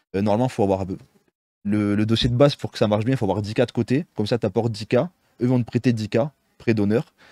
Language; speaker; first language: French; native; French